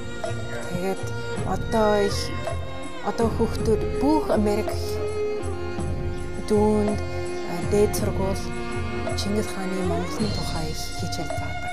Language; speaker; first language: Mongolian; non-native, learner; English